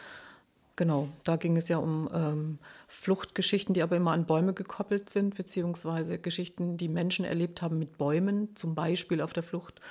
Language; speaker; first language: German; native; German